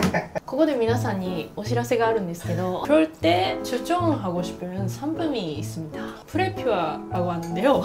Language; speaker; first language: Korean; non-native, fluent; Japanese